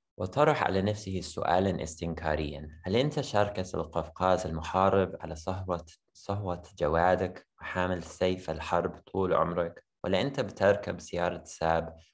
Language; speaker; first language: Arabic; non-native, fluent; English